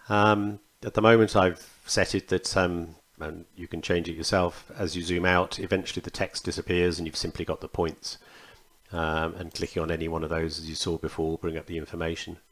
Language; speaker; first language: English; native; English